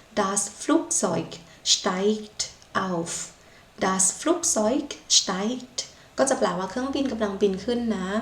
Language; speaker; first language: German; non-native, learner; Thai